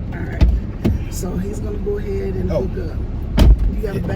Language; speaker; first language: English; native; English